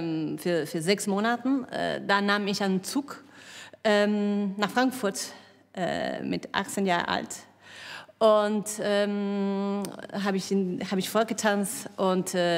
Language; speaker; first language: German; non-native, fluent; Spanish